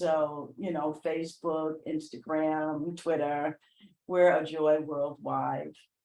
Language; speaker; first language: English; native; English